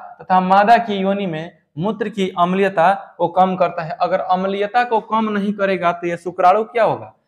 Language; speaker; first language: Hindi; native; Hindi